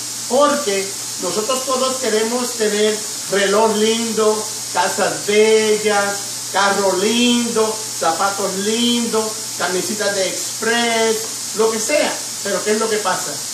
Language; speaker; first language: Spanish; early bilingual, heritage; Spanish